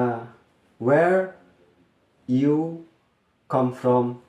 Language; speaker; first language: English; non-native, learner; Indonesian